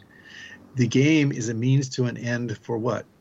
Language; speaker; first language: English; native; English